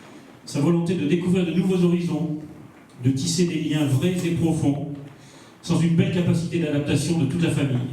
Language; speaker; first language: French; native; French